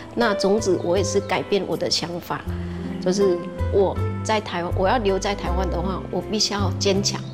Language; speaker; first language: Chinese; non-native, fluent; Vietnamese